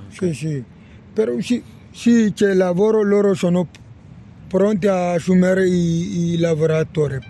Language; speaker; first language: Italian; non-native, learner; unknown